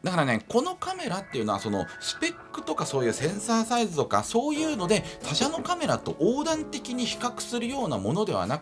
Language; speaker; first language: Japanese; native; Japanese